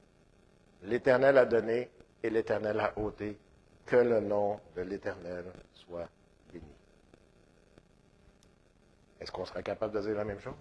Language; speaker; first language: French; native; French